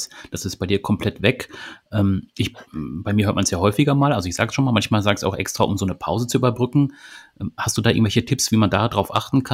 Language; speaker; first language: German; native; German